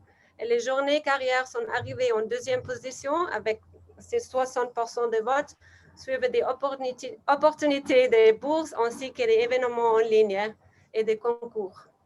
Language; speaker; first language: French; non-native, learner; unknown